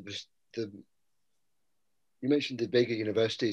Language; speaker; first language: English; native; English